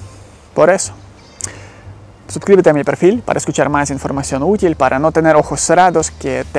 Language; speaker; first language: Spanish; non-native, learner; Ukrainian